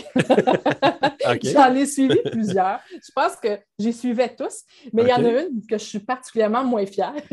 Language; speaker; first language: French; native; French